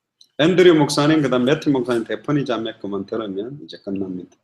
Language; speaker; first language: Korean; native; Korean